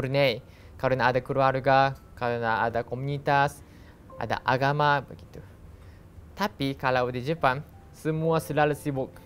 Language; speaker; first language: Indonesian; non-native, learner; Japanese